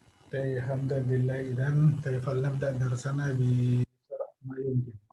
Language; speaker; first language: Arabic; non-native, fluent; Indonesian